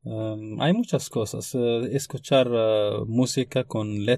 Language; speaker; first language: Spanish; non-native, fluent; Arabic